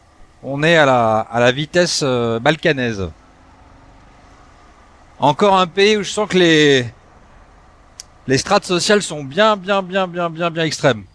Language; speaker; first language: French; native; French